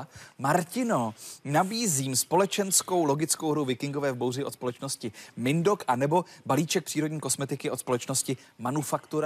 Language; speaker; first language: Czech; native; Czech